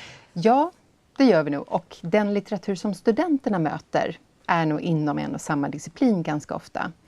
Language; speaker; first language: Swedish; native; Swedish